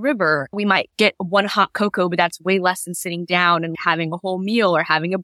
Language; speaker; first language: English; native; English